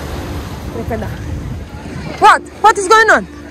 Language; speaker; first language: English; non-native, learner; Romanian